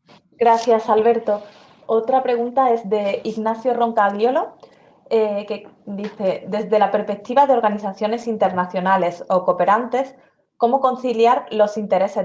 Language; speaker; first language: Spanish; native; Spanish